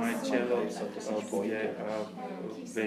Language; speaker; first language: Slovak; non-native, learner; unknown